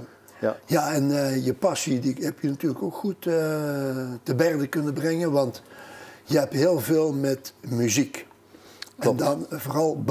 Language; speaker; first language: Dutch; native; Dutch